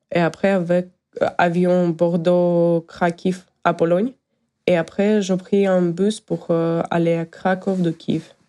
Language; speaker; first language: French; non-native, learner; Ukrainian